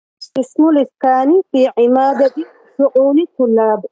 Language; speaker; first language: Arabic; non-native, learner; Tamil